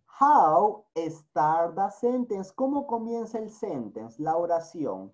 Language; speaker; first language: Spanish; native; Spanish